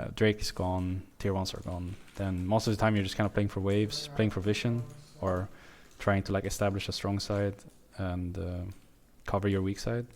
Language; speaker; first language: English; non-native, fluent; Swedish